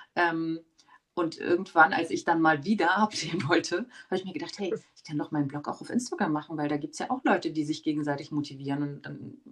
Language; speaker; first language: German; early bilingual, other home language; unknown